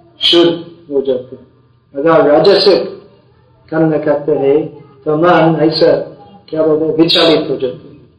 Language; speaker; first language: Hindi; non-native, fluent; English